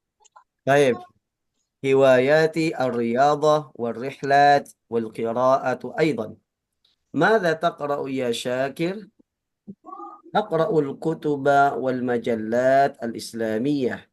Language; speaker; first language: Arabic; non-native, fluent; Indonesian